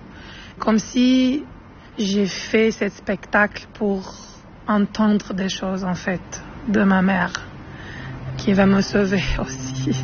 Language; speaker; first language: French; non-native, fluent; Arabic